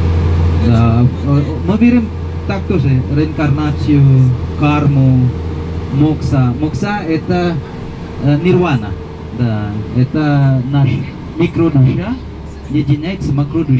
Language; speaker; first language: Russian; non-native, learner; Balinese